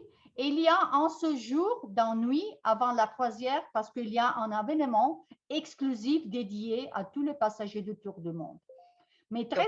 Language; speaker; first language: French; non-native, fluent; Italian